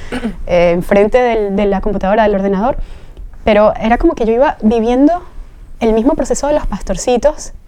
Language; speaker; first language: Spanish; native; Spanish